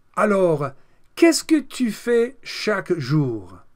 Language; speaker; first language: French; non-native, fluent; English